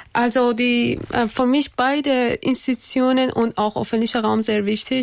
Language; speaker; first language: German; non-native, learner; Persian